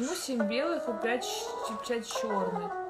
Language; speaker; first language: Russian; native; Russian